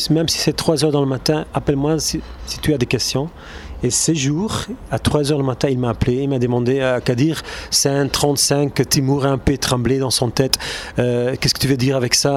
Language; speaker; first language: French; non-native, local second language; Turkish